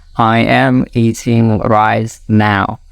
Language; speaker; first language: English; non-native, fluent; Indonesian